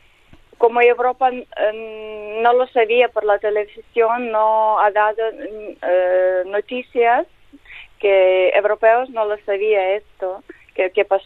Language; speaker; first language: Spanish; non-native, learner; Ukrainian